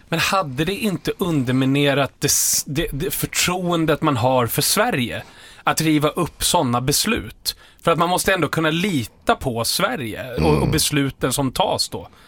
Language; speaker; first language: Swedish; native; Swedish